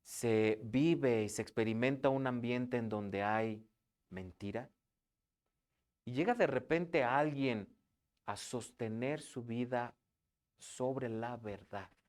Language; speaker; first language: Spanish; native; Spanish